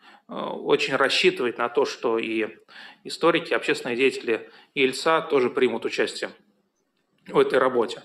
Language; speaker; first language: Russian; native; Russian